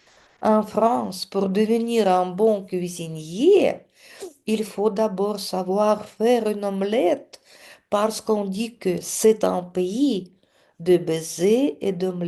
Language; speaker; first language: French; non-native, fluent; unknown